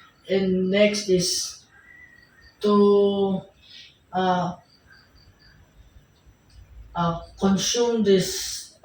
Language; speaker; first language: English; non-native, local second language; Filipino